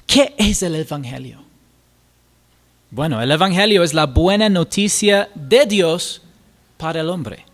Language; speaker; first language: Spanish; non-native, fluent; English